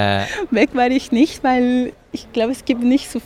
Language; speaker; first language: German; non-native, fluent; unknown